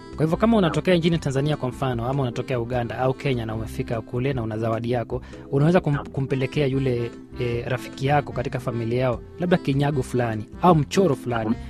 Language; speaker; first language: Swahili; native; Swahili